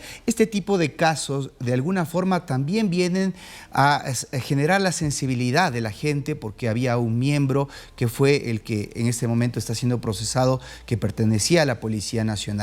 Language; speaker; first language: Spanish; native; Spanish